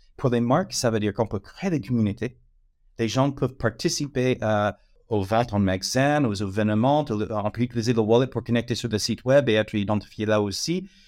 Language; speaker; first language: French; non-native, fluent; English